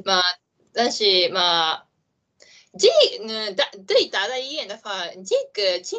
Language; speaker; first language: Chinese; non-native, learner; Japanese